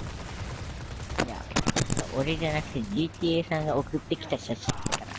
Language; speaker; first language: Japanese; native; Japanese